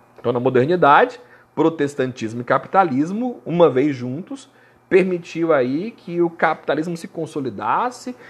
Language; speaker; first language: Portuguese; native; Portuguese